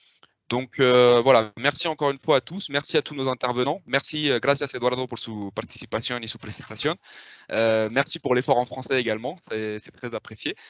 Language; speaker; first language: French; native; French